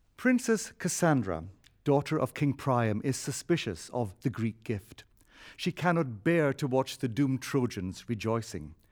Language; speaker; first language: English; native; English